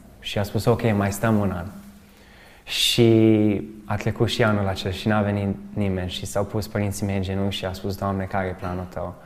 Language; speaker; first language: Romanian; early bilingual, other home language; English